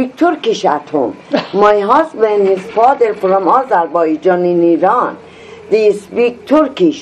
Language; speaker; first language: English; non-native, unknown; Persian